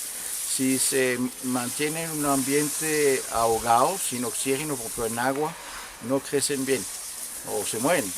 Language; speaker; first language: Spanish; native; Spanish